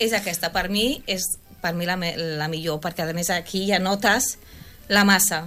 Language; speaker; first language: Catalan; non-native, fluent; French